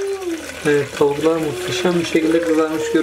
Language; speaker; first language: Turkish; native; Turkish